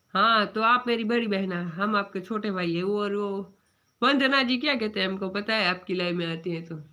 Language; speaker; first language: Hindi; non-native, local second language; Gujarati